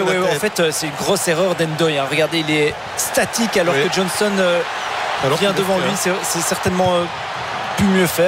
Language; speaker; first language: French; native; French